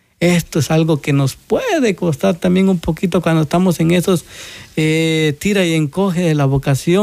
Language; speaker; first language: Spanish; native; Spanish